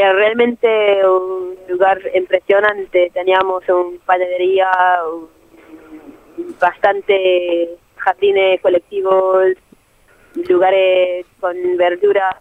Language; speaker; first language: Spanish; non-native, fluent; French